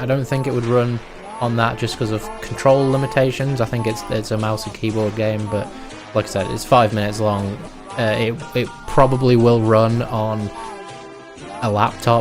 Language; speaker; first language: English; native; English